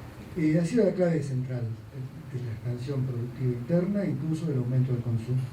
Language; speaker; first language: Spanish; native; Spanish